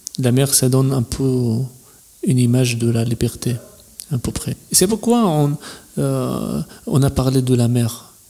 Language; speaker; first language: French; non-native, fluent; Arabic